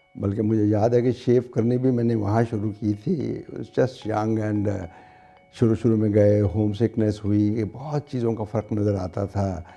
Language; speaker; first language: Urdu; non-native, local second language; Punjabi